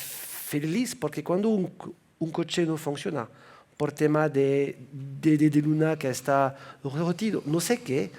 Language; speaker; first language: Spanish; non-native, fluent; French